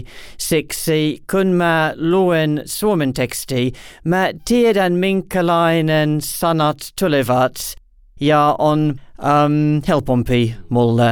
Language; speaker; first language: Finnish; non-native, learner; English